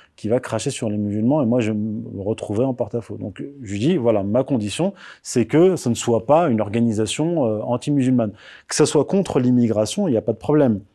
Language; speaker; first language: French; early bilingual, other home language; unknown